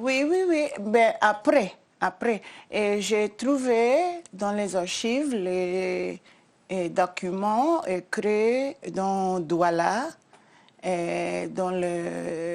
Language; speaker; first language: French; non-native, learner; English